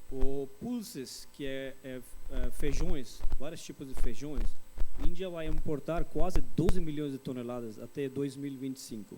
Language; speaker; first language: Portuguese; non-native, fluent; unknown